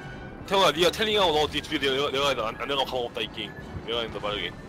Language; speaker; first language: Korean; native; Korean